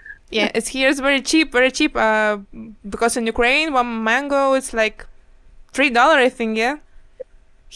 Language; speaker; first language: English; non-native, learner; Ukrainian